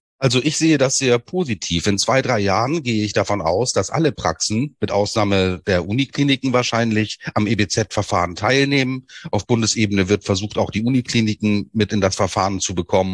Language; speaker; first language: German; native; German